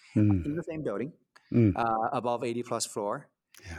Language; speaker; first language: English; early bilingual, other home language; Chinese